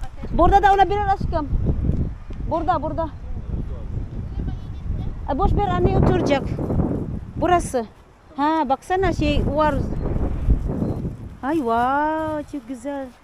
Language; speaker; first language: Turkish; non-native, learner; Filipino